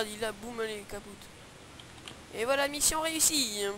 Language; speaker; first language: French; native; French